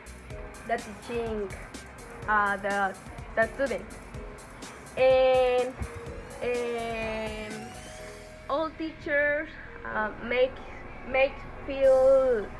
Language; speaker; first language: English; non-native, learner; Spanish